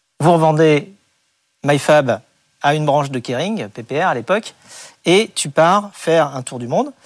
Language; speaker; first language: French; native; French